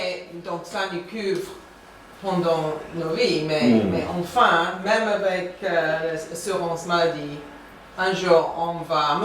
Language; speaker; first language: French; non-native, fluent; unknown